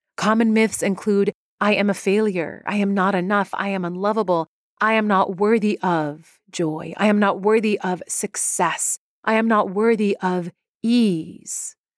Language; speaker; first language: English; early bilingual, other home language; Persian